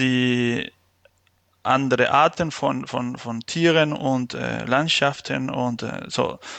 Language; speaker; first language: German; non-native, fluent; Spanish